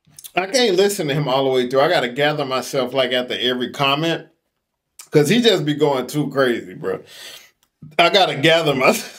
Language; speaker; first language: English; native; English